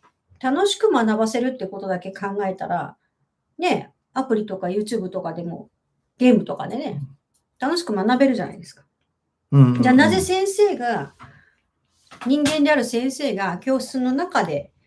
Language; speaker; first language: Japanese; native; Japanese